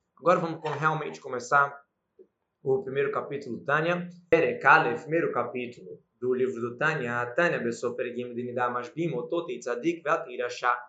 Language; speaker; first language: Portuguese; native; Portuguese